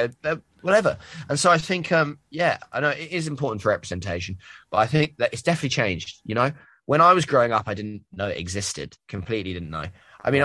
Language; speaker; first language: English; native; English